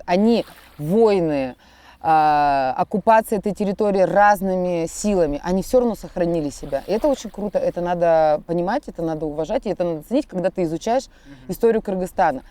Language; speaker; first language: Russian; native; Russian